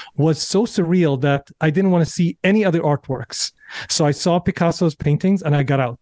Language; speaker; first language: English; non-native, fluent; Arabic